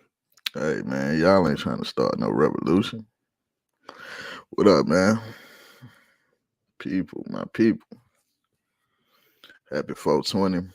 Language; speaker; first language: English; native; English